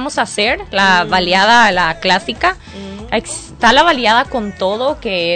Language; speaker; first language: Spanish; native; Spanish